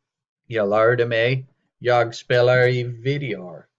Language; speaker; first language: Swedish; non-native, learner; English